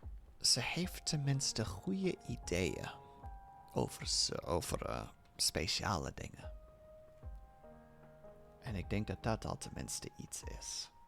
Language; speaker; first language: Dutch; non-native, learner; English